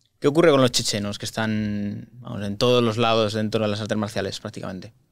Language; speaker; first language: Spanish; native; Spanish